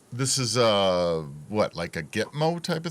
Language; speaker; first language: English; native; English